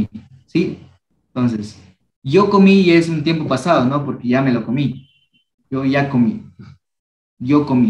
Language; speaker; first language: Spanish; non-native, local second language; Quechua